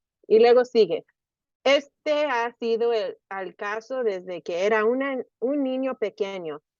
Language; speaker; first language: Spanish; early bilingual, heritage; Spanish